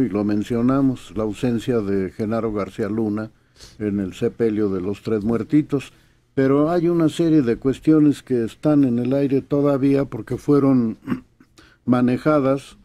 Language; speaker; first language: Spanish; native; Spanish